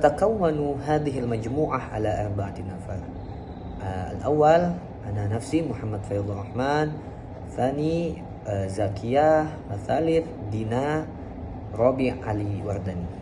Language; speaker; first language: Arabic; non-native, learner; Indonesian